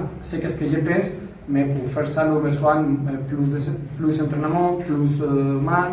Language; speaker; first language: French; non-native, learner; Spanish